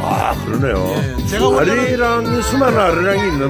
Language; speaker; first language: Korean; native; Korean